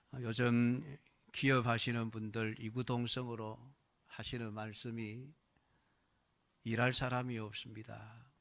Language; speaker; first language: Korean; native; Korean